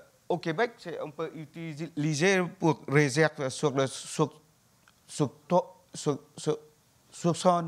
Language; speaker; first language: French; non-native, learner; Vietnamese